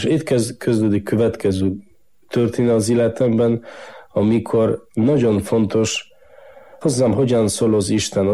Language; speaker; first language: Hungarian; non-native, fluent; Polish